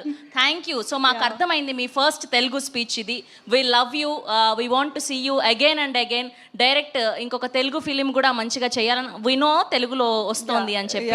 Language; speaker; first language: Telugu; native; Telugu